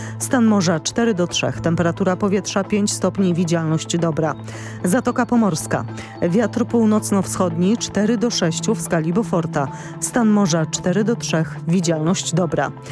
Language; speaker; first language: Polish; native; Polish